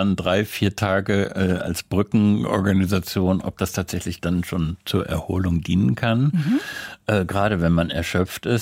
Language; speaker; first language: German; native; German